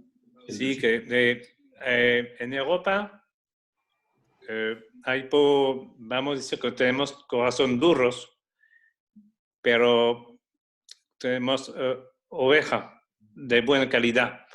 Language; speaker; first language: Spanish; non-native, fluent; French